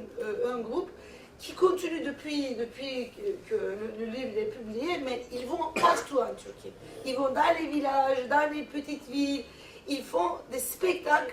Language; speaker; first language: French; non-native, fluent; Turkish